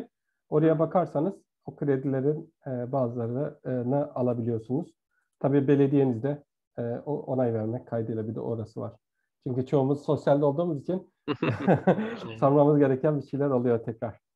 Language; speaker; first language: Turkish; native; Turkish